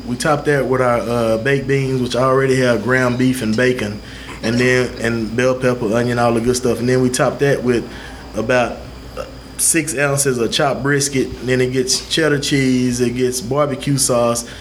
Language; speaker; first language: English; native; English